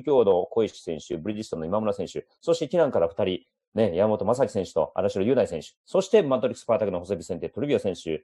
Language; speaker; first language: Japanese; native; Japanese